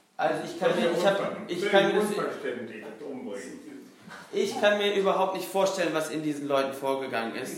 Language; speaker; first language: German; native; German